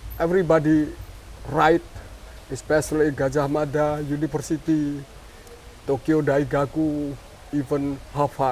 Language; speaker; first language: English; non-native, learner; Indonesian